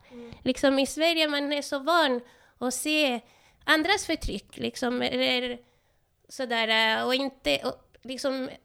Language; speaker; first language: Swedish; non-native, fluent; Spanish